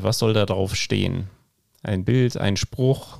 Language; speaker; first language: German; native; German